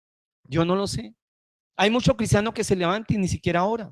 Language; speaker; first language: Spanish; native; Spanish